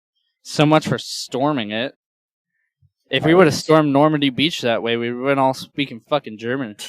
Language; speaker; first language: English; native; English